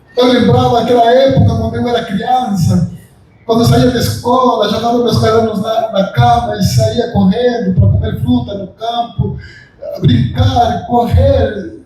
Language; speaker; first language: Portuguese; non-native, fluent; Spanish